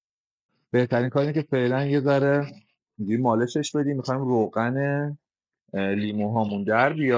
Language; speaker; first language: Persian; native; Persian